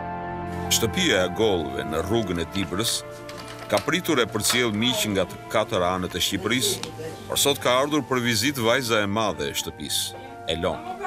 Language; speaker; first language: Albanian; native; Albanian